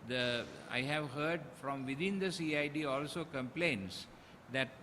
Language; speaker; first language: English; non-native, local second language; Sinhala